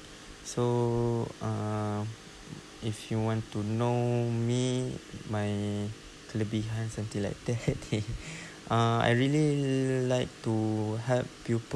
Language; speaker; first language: English; non-native, local second language; Malay